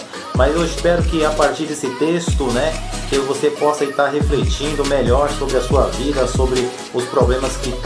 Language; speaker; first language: Portuguese; native; Portuguese